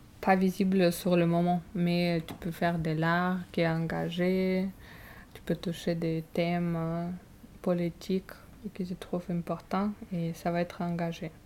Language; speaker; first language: French; non-native, fluent; Russian